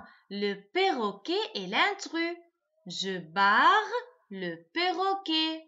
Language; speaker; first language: French; non-native, local second language; Arabic